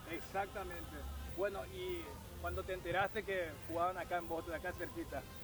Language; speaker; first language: Spanish; native; Spanish